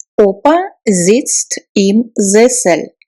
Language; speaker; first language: German; non-native, fluent; Russian